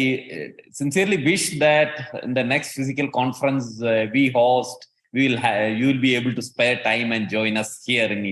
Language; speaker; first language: English; non-native, local second language; Malayalam